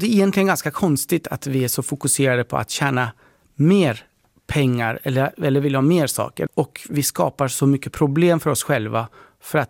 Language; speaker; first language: Swedish; early bilingual, other home language; Persian